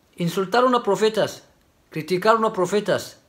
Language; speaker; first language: Spanish; non-native, fluent; Arabic